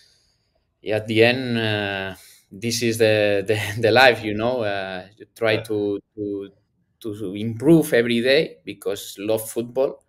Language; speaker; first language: English; non-native, learner; Spanish